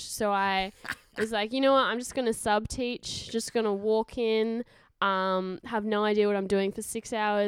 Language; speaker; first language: English; native; English